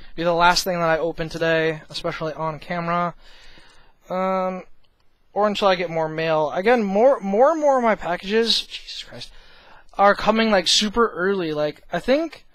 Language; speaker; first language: English; native; English